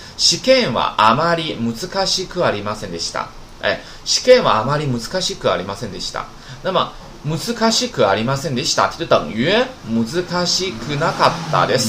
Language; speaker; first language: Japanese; non-native, fluent; Chinese